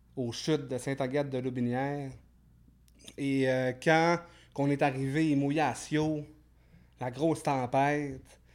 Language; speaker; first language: French; native; French